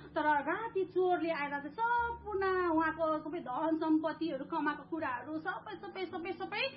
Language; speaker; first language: Nepali; native; Nepali